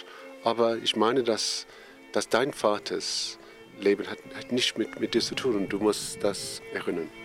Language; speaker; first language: German; non-native, fluent; English